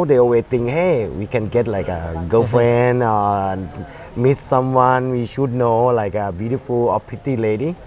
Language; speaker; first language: English; non-native, fluent; Thai